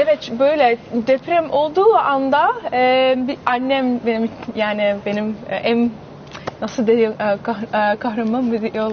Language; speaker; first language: Turkish; early bilingual, heritage; Turkish